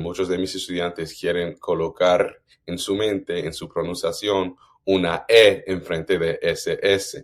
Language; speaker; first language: Spanish; non-native, fluent; English